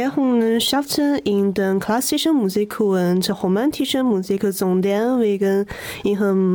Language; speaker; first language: German; non-native, learner; Chinese